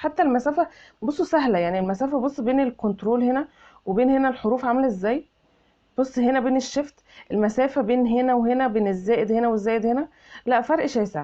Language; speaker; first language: Arabic; native; Arabic